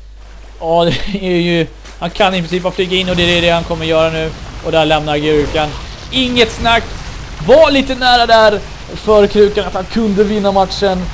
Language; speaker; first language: Swedish; native; Swedish